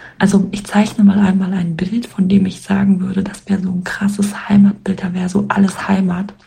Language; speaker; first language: German; early bilingual, other home language; Polish